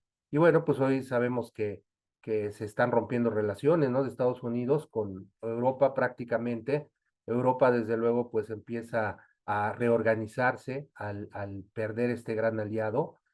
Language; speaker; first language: Spanish; native; Spanish